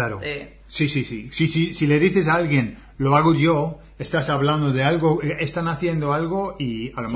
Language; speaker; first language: Spanish; non-native, fluent; English